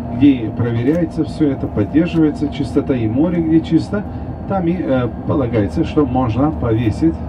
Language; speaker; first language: Russian; non-native, fluent; Turkish